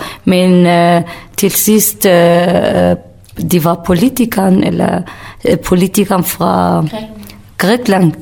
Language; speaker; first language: Danish; non-native, learner; Kurdish